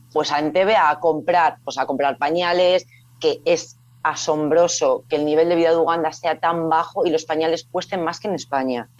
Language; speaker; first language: Spanish; native; Spanish